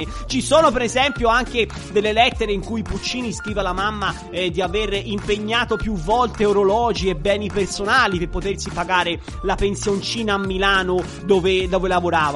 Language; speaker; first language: Italian; native; Italian